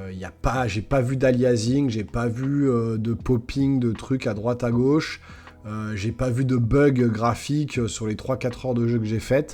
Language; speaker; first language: French; native; French